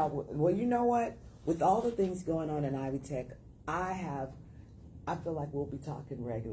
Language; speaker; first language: English; native; English